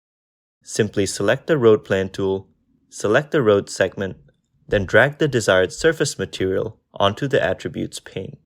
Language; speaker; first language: English; native; English